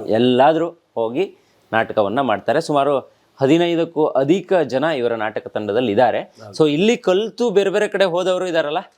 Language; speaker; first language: Kannada; native; Kannada